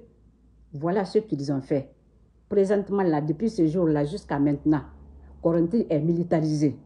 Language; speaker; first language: French; non-native, local second language; Susu